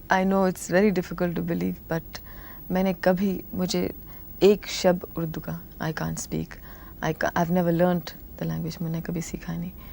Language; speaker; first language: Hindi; non-native, local second language; Tamil